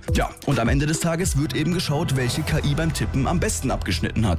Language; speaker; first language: German; native; German